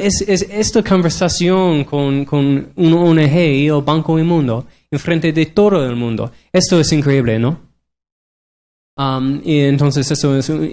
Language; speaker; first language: Spanish; non-native, learner; English